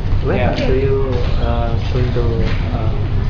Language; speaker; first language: English; non-native, learner; Indonesian